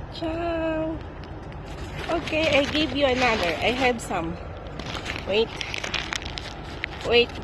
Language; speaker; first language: English; non-native, local second language; Filipino